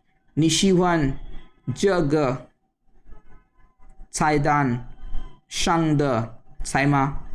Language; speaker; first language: Chinese; non-native, learner; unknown